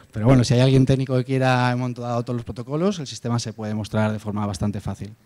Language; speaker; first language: Spanish; native; Spanish